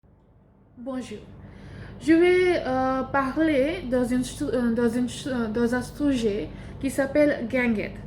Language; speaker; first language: French; non-native, learner; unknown